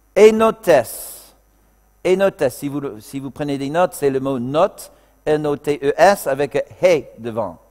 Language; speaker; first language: French; non-native, fluent; English